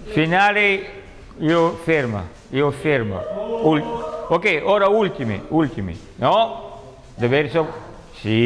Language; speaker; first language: Italian; non-native, learner; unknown